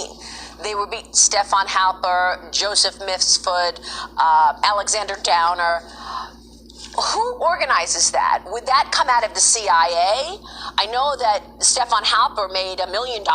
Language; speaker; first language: English; native; English